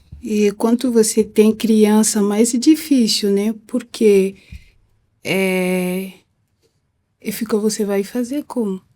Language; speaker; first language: Portuguese; non-native, fluent; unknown